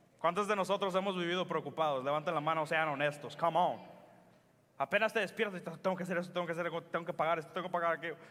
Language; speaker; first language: Spanish; early bilingual, heritage; Spanish